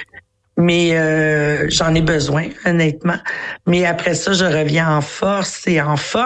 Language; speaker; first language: French; native; French